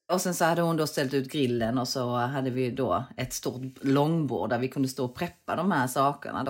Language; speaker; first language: Swedish; early bilingual, other home language; Korean